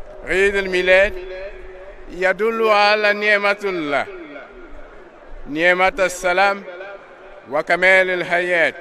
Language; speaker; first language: Arabic; non-native, learner; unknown